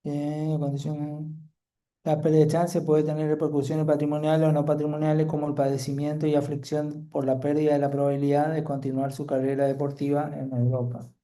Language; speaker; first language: Spanish; native; Spanish